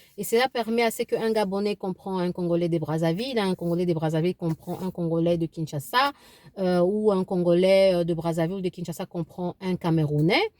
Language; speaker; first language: French; non-native, local second language; Lingala